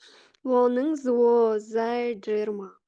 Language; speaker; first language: Chinese; non-native, learner; Kyrgyz